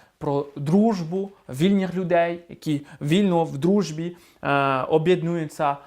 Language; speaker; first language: Ukrainian; non-native, fluent; French